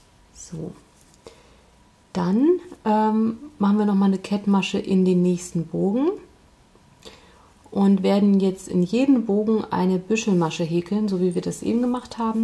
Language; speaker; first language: German; native; German